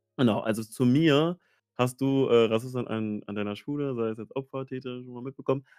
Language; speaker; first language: German; early bilingual, other home language; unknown